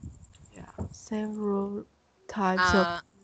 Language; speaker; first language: English; non-native, learner; Chinese